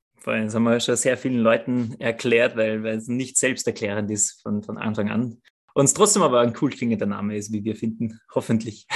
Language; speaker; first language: German; native; German